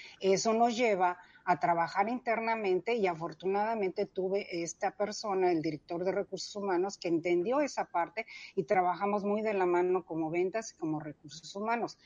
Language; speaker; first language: Spanish; early bilingual, other home language; Cantonese